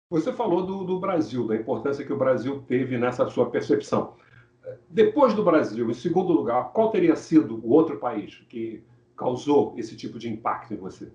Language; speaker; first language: Portuguese; native; Portuguese